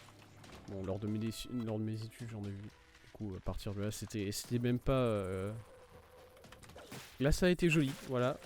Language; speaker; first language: French; native; French